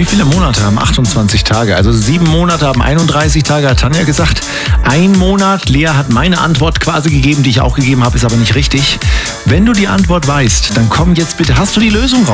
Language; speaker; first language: German; native; German